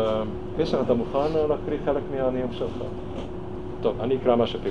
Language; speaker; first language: Hebrew; non-native, fluent; Hungarian